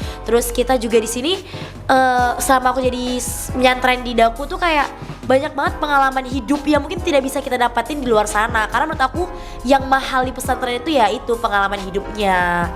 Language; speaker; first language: Indonesian; native; Indonesian